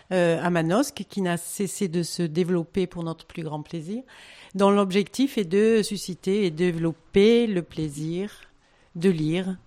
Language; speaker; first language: French; native; French